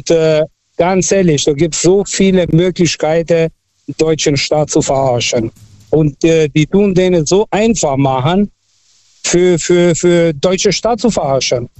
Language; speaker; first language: German; non-native, fluent; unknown